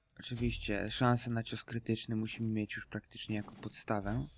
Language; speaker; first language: Polish; native; Polish